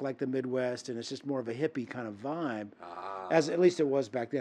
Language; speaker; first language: English; native; English